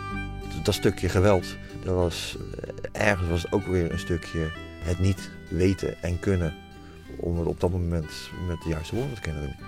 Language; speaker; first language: Dutch; native; Dutch